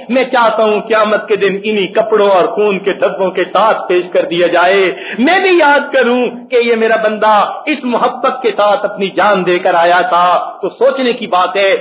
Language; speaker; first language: Urdu; non-native, local second language; Punjabi